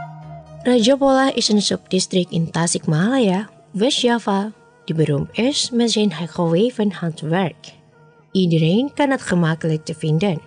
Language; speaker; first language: Dutch; non-native, fluent; Indonesian